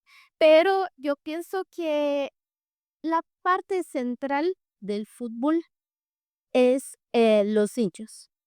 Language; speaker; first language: Spanish; non-native, fluent; Portuguese